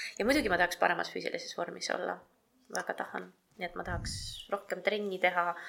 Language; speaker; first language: Estonian; non-native, local second language; Russian